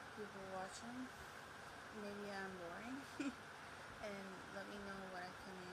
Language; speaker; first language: English; native; English